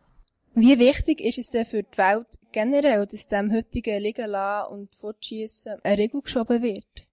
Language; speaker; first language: German; native; German